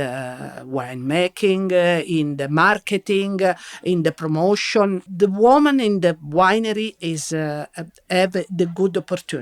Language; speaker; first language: English; non-native, learner; Italian